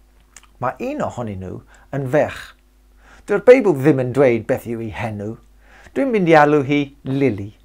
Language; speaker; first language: Welsh; non-native, local second language; English